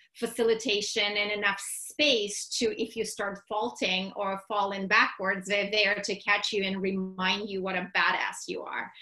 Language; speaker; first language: English; non-native, fluent; Russian